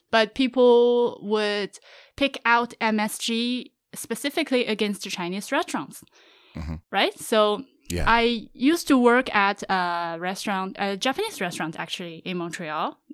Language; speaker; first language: English; non-native, fluent; Chinese